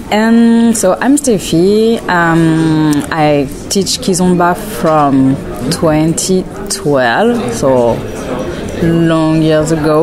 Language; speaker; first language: English; non-native, learner; French